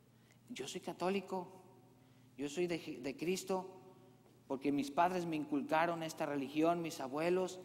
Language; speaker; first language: Spanish; native; Spanish